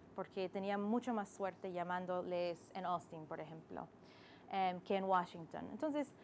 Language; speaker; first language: Spanish; non-native, fluent; English